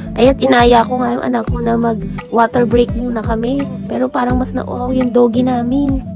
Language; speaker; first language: Filipino; native; Filipino